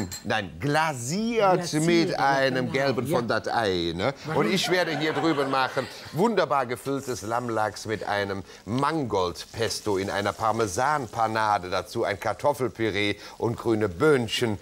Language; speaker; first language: German; native; German